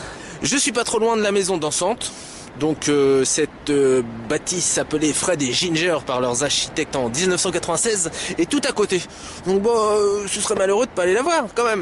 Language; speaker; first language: French; native; French